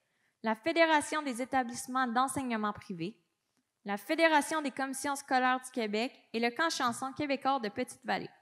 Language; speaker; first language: French; native; French